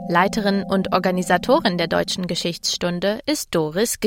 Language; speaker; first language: German; native; German